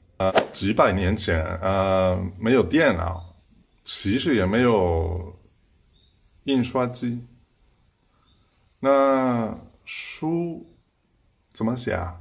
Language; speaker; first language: Chinese; non-native, fluent; Spanish